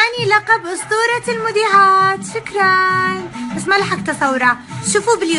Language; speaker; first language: Arabic; native; Arabic